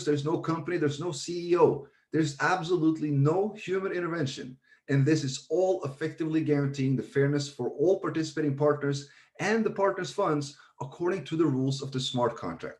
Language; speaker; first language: English; non-native, fluent; Swedish